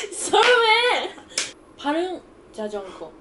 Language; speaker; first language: Korean; non-native, learner; Japanese